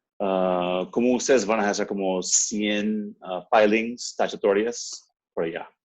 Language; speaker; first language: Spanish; non-native, learner; English